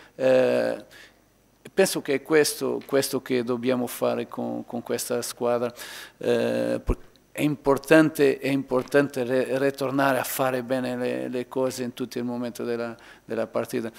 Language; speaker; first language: Italian; non-native, learner; Portuguese